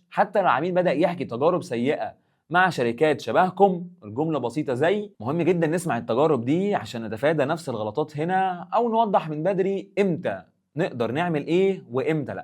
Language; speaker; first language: Arabic; native; Arabic